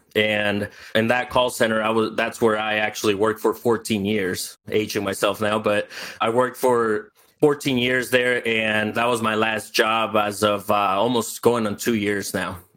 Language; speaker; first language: English; early bilingual, other home language; Spanish